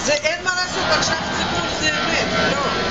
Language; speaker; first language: Hebrew; non-native, learner; Russian